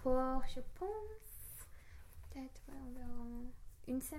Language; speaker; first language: French; non-native, learner; English